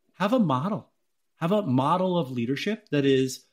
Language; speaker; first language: English; native; English